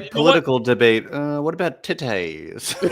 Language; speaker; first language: English; native; English